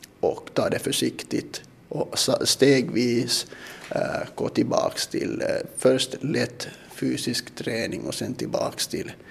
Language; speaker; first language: Swedish; non-native, local second language; Finnish